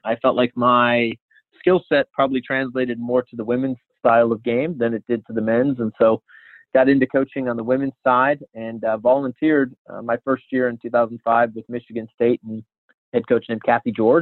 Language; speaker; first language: English; native; English